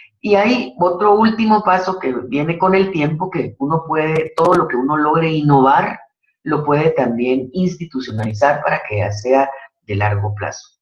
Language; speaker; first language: Spanish; native; Spanish